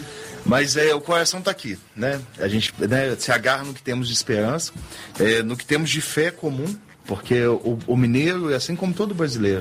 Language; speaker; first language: Portuguese; native; Portuguese